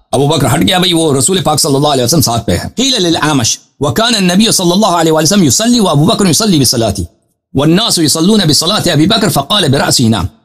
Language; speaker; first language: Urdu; non-native, fluent; Persian